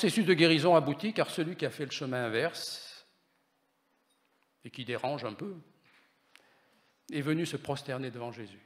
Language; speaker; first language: French; native; French